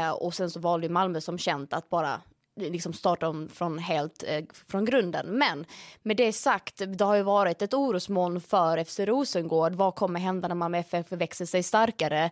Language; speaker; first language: Swedish; native; Swedish